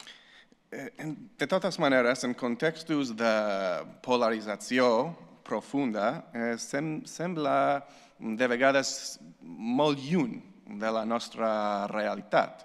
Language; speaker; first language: Catalan; non-native, fluent; English